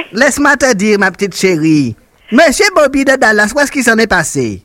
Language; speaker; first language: French; non-native, local second language; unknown